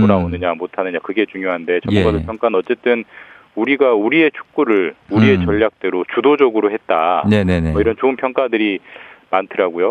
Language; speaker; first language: Korean; native; Korean